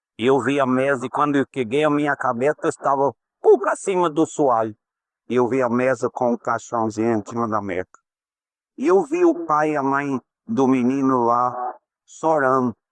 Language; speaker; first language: Portuguese; non-native, fluent; English